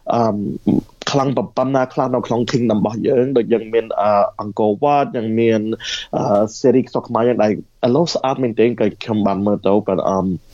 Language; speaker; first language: Khmer; early bilingual, heritage; Khmer